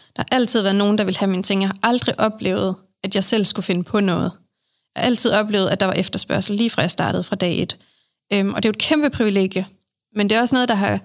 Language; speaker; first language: Danish; native; Danish